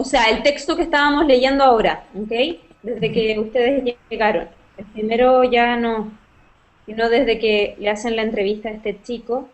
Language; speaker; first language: Spanish; native; Spanish